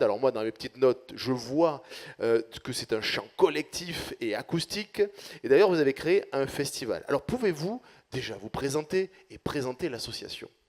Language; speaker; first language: French; native; French